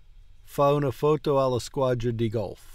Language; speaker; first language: Italian; non-native, learner; English